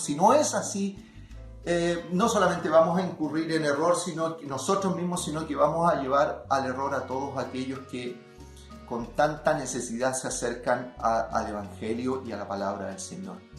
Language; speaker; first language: Spanish; native; Spanish